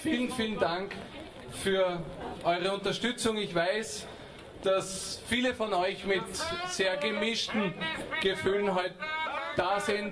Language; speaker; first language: German; native; German